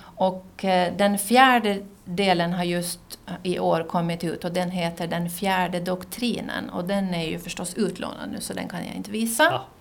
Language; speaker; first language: Swedish; native; Swedish